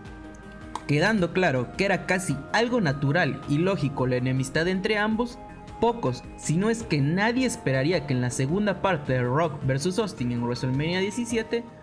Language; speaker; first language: Spanish; native; Spanish